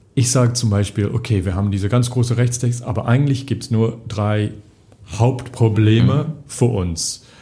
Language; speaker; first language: German; non-native, fluent; English